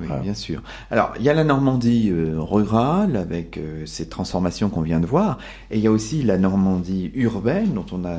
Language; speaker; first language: French; native; French